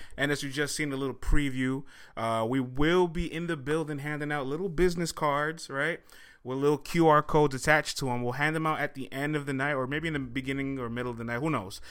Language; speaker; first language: English; native; English